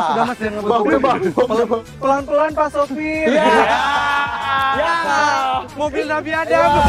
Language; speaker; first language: Indonesian; native; Indonesian